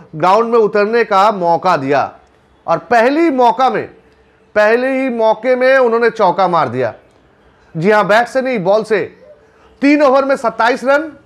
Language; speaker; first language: Hindi; non-native, local second language; Bangla